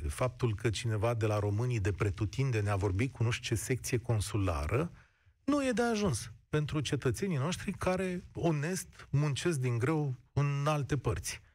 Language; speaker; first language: Romanian; native; Romanian